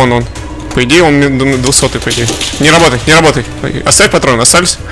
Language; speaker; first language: Russian; native; Russian